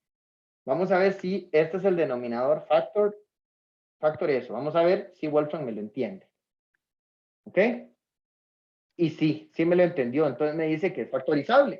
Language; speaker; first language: Spanish; native; Spanish